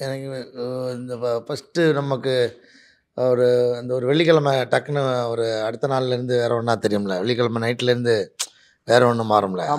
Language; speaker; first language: Tamil; native; Tamil